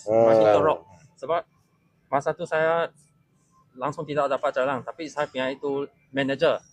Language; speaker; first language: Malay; non-native, local second language; Chinese